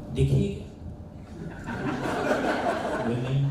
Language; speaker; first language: Hindi; non-native, local second language; Marathi